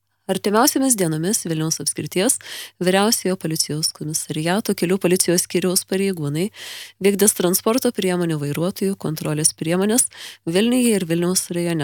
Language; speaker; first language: Lithuanian; native; Lithuanian